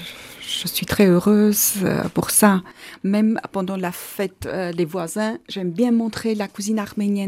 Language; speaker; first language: French; non-native, fluent; Armenian